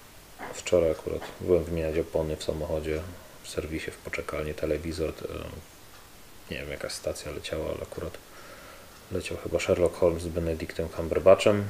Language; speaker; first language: Polish; native; Polish